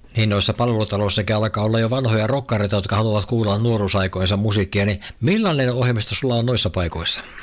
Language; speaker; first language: Finnish; native; Finnish